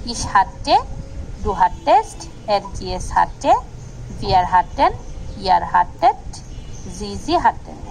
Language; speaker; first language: German; non-native, fluent; Bangla